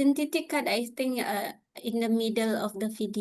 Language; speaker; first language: English; non-native, learner; Indonesian